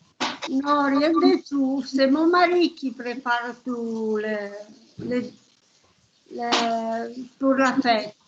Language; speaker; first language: French; non-native, learner; Italian